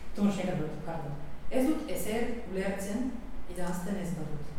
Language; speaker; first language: Basque; non-native, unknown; Slovenian